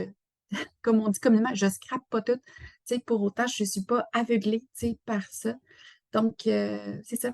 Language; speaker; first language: French; native; French